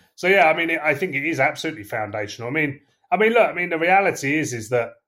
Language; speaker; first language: English; native; English